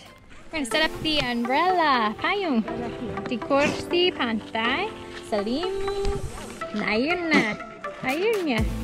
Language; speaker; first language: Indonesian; non-native, learner; English